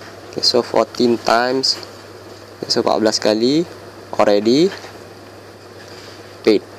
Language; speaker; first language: English; non-native, local second language; Malay